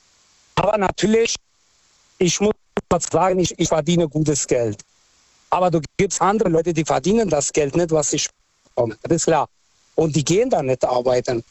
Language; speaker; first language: German; non-native, fluent; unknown